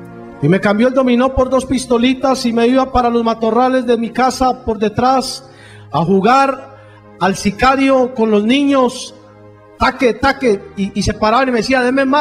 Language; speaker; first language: Spanish; native; Spanish